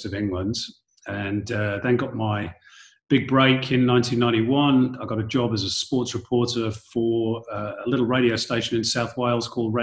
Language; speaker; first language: English; native; English